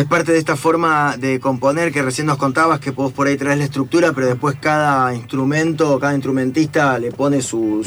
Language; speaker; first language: Spanish; native; Spanish